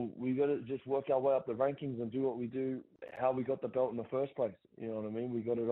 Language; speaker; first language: English; native; English